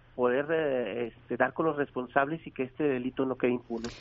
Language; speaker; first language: Spanish; native; Spanish